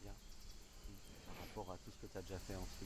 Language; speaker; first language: French; native; French